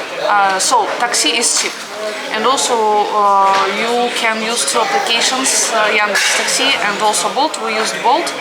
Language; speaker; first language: English; non-native, fluent; Russian